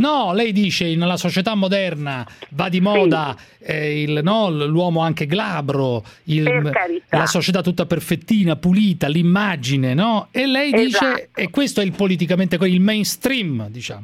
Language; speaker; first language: Italian; native; Italian